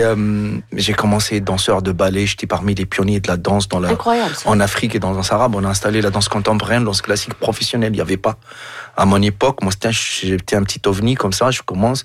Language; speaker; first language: French; non-native, local second language; Arabic